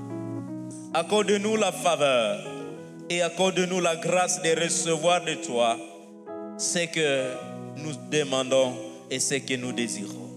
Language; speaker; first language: French; non-native, local second language; Swahili